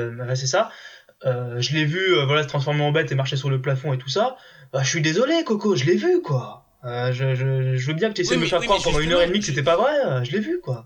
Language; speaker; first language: French; native; French